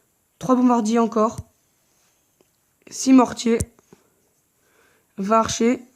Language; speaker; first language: French; native; French